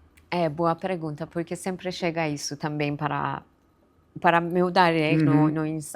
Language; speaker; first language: Portuguese; non-native, fluent; Persian